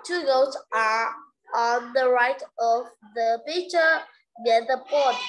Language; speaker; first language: English; non-native, learner; Vietnamese